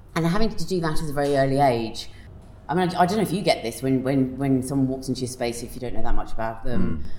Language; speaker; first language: English; native; English